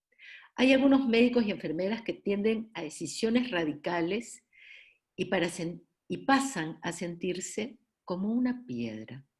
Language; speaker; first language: Spanish; native; Spanish